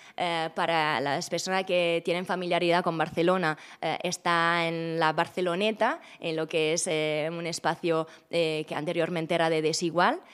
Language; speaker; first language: Spanish; non-native, fluent; Italian